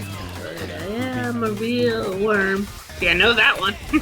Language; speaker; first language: English; native; English